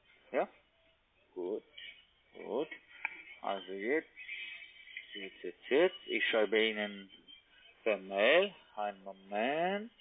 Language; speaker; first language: German; non-native, learner; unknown